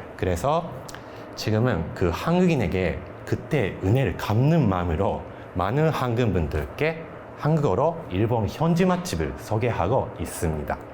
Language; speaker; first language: Korean; non-native, fluent; Japanese